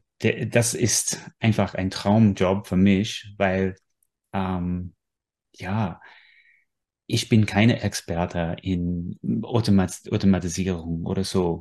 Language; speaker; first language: German; non-native, fluent; English